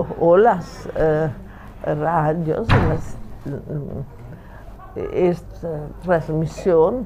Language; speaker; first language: Spanish; non-native, fluent; Italian